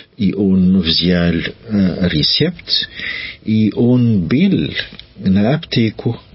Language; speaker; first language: Russian; non-native, learner; French